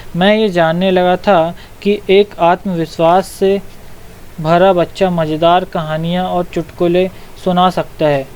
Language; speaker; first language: Hindi; native; Hindi